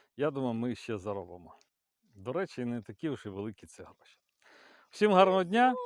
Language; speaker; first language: Ukrainian; native; Ukrainian